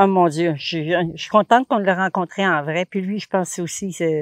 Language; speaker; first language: French; native; French